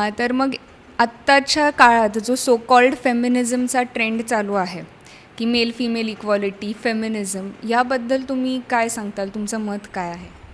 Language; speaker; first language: Marathi; native; Marathi